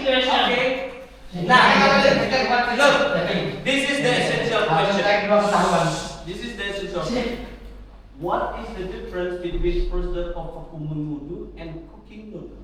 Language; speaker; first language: English; non-native, fluent; Indonesian